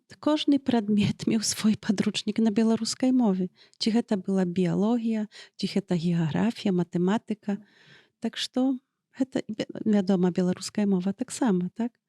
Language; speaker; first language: Belarusian; native; Belarusian